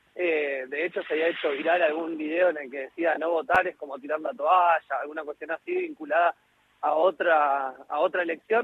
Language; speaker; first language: Spanish; native; Spanish